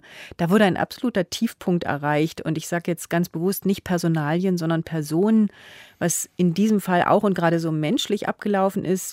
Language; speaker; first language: German; native; German